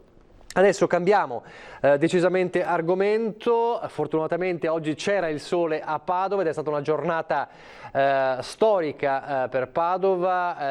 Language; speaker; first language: Italian; native; Italian